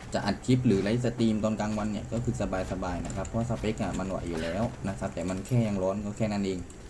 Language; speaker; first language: Thai; native; Thai